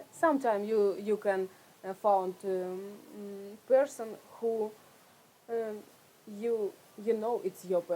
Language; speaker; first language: English; non-native, learner; Russian